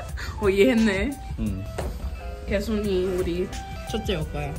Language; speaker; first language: Korean; non-native, fluent; English